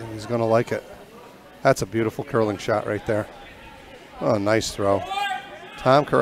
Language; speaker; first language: English; native; English